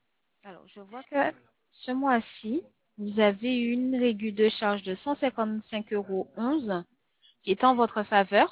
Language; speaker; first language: French; native; French